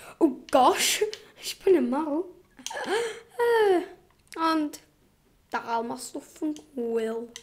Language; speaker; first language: Welsh; non-native, local second language; English